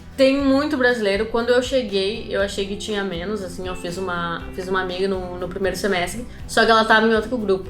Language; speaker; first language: Portuguese; native; Portuguese